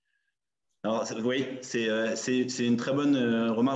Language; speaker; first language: French; native; French